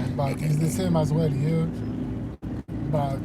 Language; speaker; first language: English; non-native, fluent; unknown